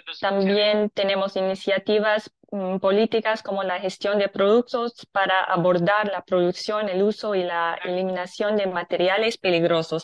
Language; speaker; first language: Spanish; non-native, fluent; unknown